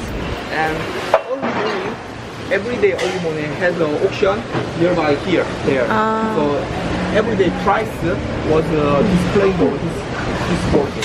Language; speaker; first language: English; non-native, learner; Korean